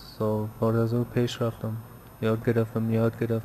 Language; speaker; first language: Persian; early bilingual, heritage; Persian